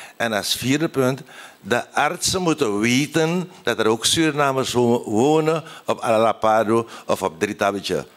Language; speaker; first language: Dutch; native; Dutch